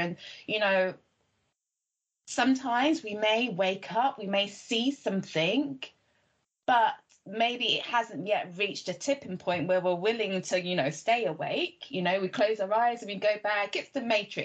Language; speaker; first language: English; native; English